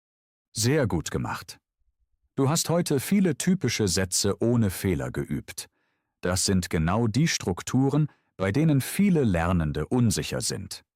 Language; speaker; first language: German; non-native, fluent; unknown